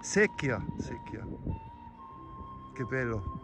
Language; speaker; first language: Italian; non-native, learner; German